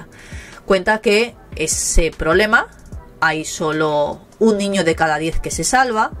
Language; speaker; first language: Spanish; native; Spanish